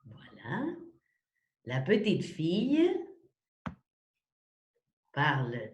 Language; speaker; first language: French; non-native, fluent; Spanish